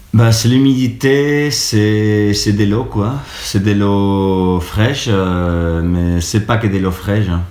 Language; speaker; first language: French; non-native, fluent; Spanish